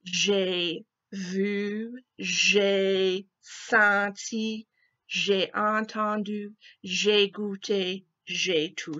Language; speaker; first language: French; non-native, fluent; English